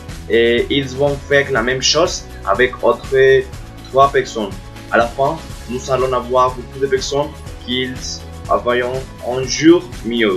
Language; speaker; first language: French; non-native, learner; Spanish